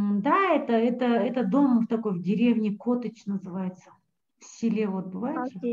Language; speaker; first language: Russian; native; Russian